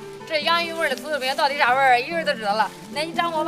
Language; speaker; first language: Chinese; native; Chinese